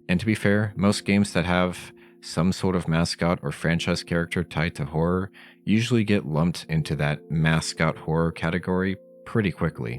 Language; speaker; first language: English; native; English